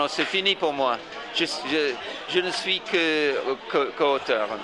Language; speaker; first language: French; non-native, fluent; English